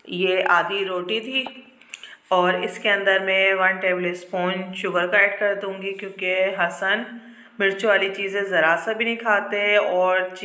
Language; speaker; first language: Urdu; native; Urdu